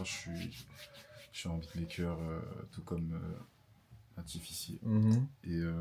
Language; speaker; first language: French; native; French